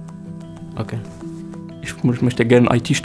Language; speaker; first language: German; non-native, fluent; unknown